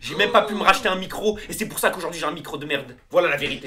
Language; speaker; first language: French; native; French